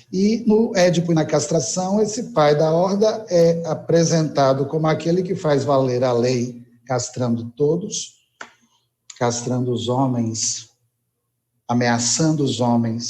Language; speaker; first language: Portuguese; native; Portuguese